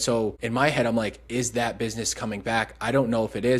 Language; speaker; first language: English; native; English